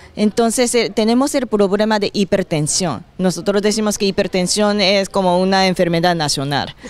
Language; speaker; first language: Spanish; non-native, fluent; Japanese